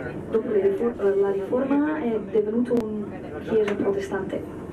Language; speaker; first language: Italian; non-native, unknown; Dutch